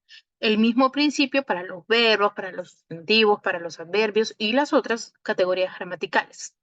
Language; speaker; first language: Spanish; native; Spanish